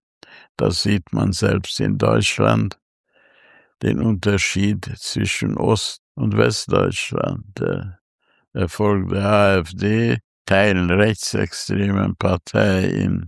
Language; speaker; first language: German; non-native, fluent; Hungarian